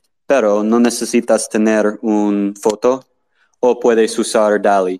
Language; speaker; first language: Spanish; non-native, learner; English